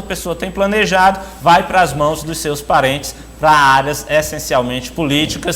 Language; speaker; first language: Portuguese; native; Portuguese